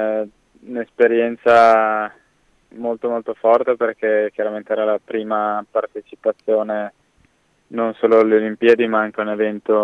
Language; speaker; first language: Italian; native; Italian